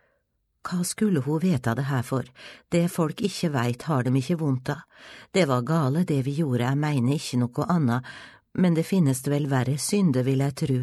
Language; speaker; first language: Norwegian; native; Norwegian